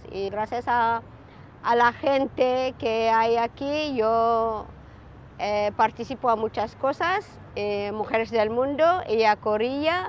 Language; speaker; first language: Spanish; non-native, learner; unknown